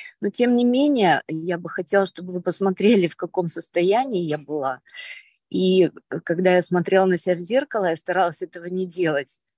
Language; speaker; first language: Russian; native; Russian